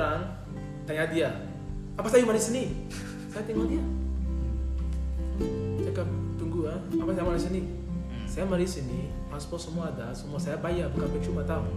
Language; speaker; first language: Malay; non-native, learner; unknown